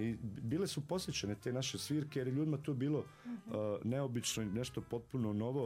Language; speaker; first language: Serbian; native; Serbian